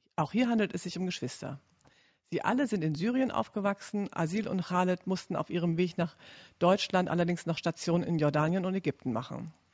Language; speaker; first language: German; native; German